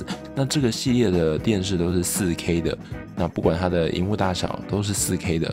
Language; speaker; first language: Chinese; native; Chinese